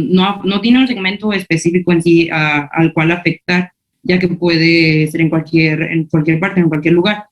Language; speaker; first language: Spanish; native; Spanish